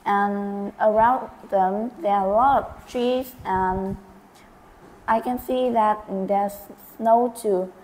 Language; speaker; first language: English; non-native, learner; Vietnamese